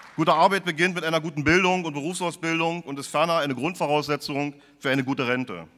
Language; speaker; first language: German; native; German